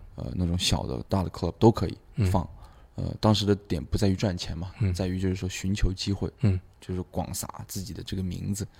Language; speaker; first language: Chinese; native; Chinese